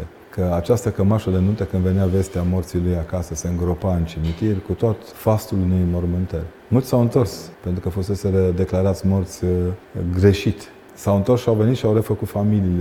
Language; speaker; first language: Romanian; native; Romanian